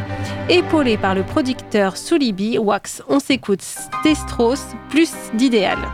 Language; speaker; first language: French; native; French